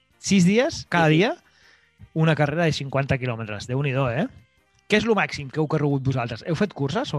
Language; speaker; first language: Catalan; native; Catalan